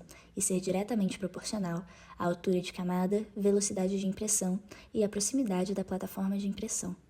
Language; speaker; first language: Portuguese; native; Portuguese